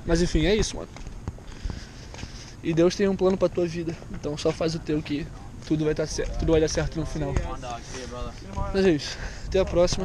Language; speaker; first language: Portuguese; native; Portuguese